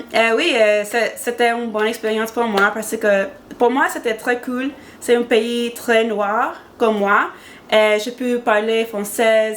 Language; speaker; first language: French; non-native, learner; English